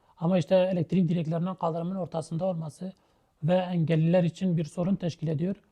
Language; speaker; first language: Turkish; native; Turkish